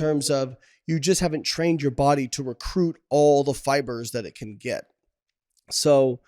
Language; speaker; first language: English; native; English